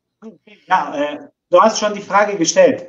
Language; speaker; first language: German; non-native, fluent; Portuguese